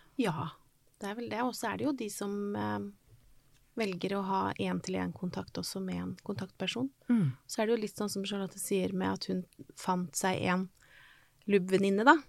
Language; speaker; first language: Norwegian; native; Norwegian